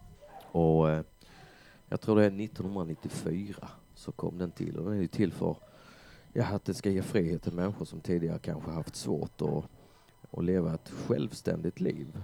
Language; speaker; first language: Swedish; native; Swedish